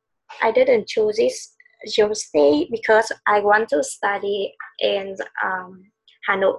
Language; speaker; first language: English; non-native, learner; Vietnamese